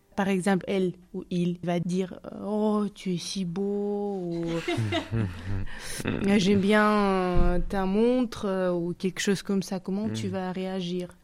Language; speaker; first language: French; non-native, fluent; Russian